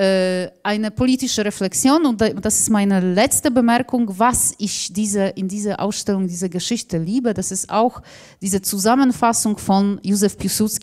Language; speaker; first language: German; non-native, fluent; Polish